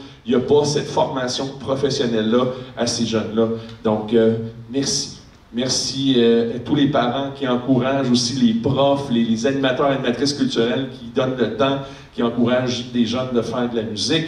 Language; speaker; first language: French; native; French